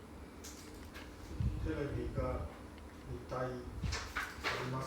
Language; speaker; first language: Japanese; non-native, learner; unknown